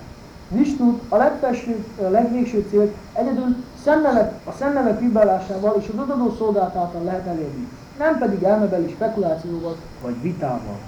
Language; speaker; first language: Hungarian; native; Hungarian